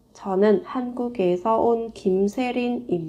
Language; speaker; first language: Korean; non-native, fluent; Vietnamese